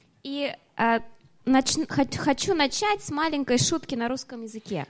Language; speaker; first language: Russian; native; Russian